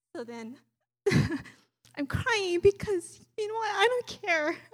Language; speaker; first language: English; native; English